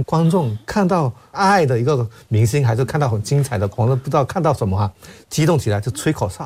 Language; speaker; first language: Chinese; native; Chinese